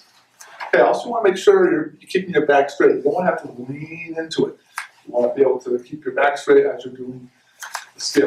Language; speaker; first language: English; native; English